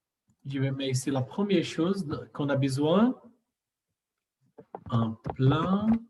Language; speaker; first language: French; non-native, fluent; Portuguese